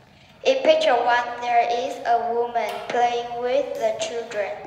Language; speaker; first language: English; non-native, learner; Vietnamese